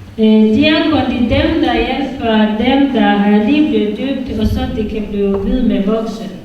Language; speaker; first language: Danish; non-native, learner; Kinyarwanda